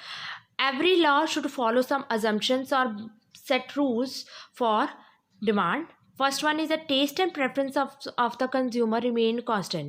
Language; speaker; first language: English; non-native, local second language; Hindi